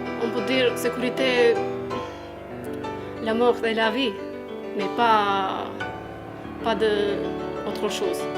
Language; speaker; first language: French; non-native, learner; Albanian